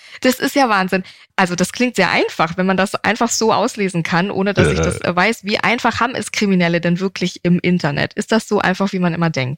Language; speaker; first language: German; native; German